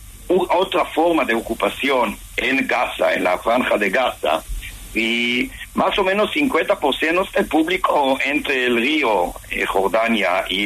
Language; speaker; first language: Spanish; non-native, fluent; Hebrew